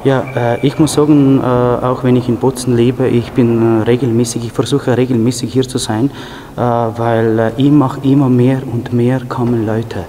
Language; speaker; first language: German; non-native, fluent; Ukrainian